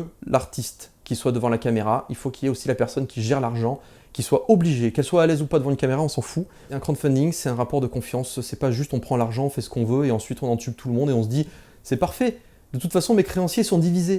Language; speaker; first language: French; native; French